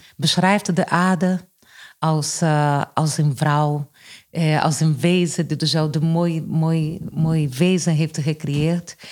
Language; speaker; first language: Dutch; non-native, fluent; Portuguese